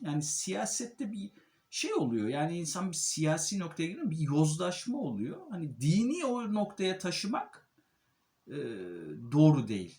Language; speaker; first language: Turkish; native; Turkish